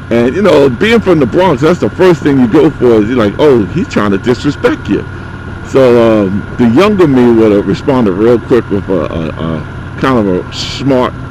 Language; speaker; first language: English; native; English